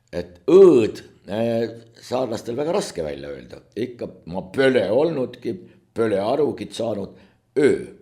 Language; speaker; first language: Estonian; native; Estonian